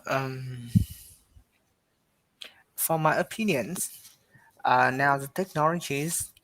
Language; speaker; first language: English; non-native, learner; Vietnamese